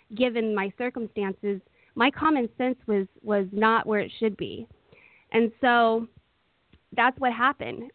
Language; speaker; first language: English; native; English